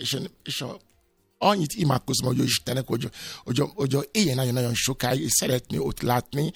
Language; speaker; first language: Hungarian; non-native, fluent; Yoruba